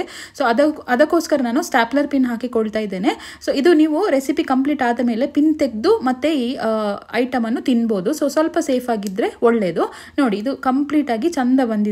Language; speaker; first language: Kannada; native; Kannada